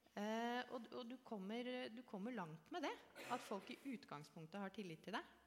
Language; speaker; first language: Norwegian; native; Norwegian